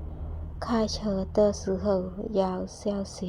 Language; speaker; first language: Chinese; non-native, fluent; Khmer